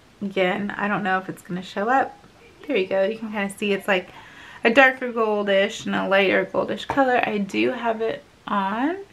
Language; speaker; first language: English; native; English